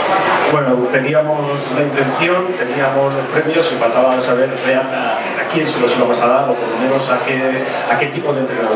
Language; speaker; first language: Spanish; native; Spanish